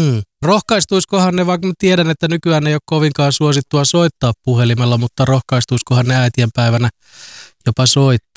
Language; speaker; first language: Finnish; native; Finnish